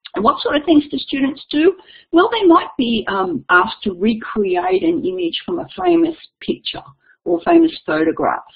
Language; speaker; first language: English; native; English